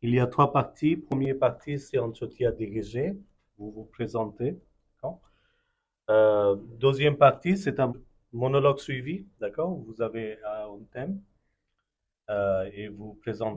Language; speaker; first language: French; non-native, fluent; Bangla